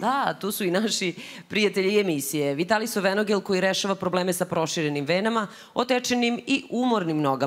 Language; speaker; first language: Serbian; native; Serbian